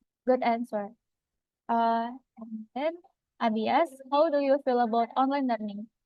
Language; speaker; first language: English; non-native, fluent; Indonesian